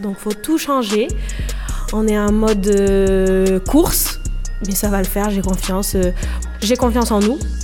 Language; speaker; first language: French; non-native, fluent; Portuguese